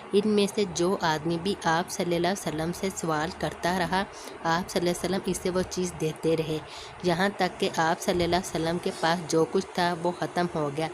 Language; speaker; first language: Urdu; native; Urdu